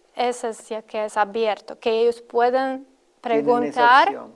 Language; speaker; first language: Spanish; non-native, learner; Latvian